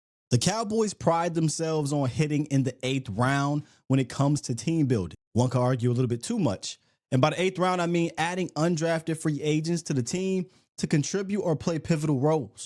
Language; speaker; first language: English; native; English